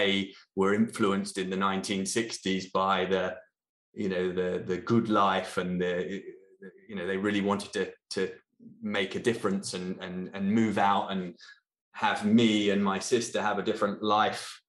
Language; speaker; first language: English; native; English